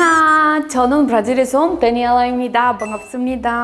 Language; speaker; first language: Korean; non-native, learner; Portuguese